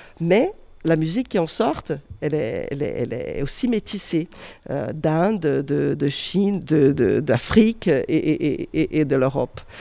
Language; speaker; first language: French; non-native, fluent; Portuguese